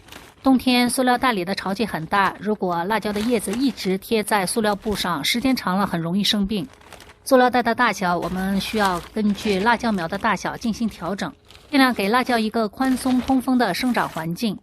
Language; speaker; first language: Chinese; native; Chinese